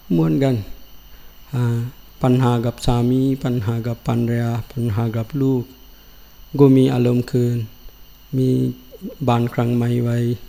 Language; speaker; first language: Thai; non-native, learner; Sinhala